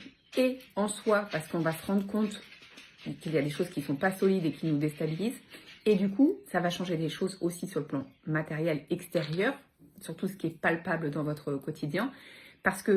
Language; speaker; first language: French; native; French